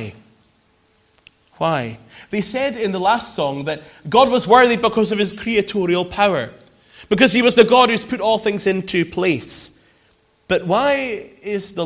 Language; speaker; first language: English; native; English